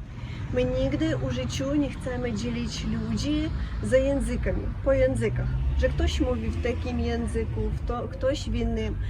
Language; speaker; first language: Polish; non-native, learner; Russian